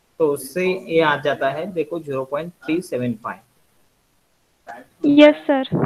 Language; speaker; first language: Hindi; non-native, local second language; Marathi